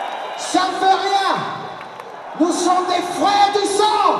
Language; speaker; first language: French; non-native, learner; English